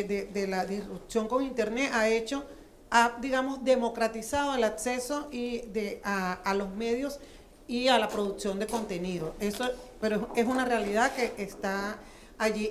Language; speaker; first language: Spanish; native; Spanish